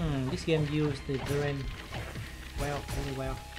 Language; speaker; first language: English; non-native, fluent; Vietnamese